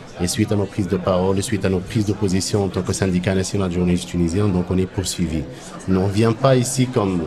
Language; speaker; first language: French; non-native, local second language; Arabic